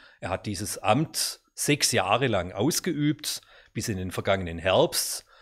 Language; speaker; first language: German; native; German